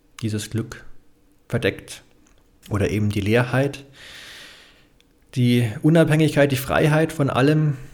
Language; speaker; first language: German; native; German